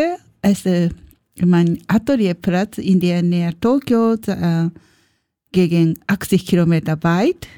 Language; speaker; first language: German; non-native, learner; Japanese